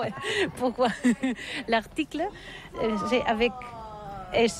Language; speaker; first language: French; non-native, learner; Catalan